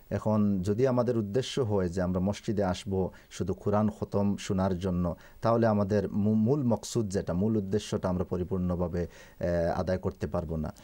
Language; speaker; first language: Bangla; native; Bangla